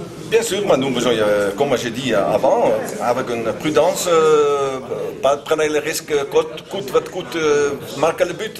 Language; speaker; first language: French; non-native, learner; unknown